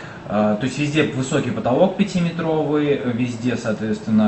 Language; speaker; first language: Russian; native; Russian